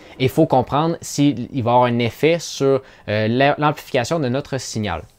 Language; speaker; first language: French; native; French